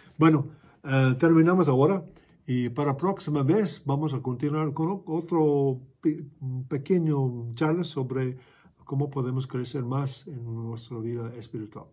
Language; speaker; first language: Spanish; non-native, fluent; English